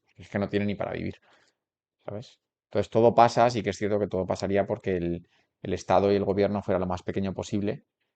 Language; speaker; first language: Spanish; native; Spanish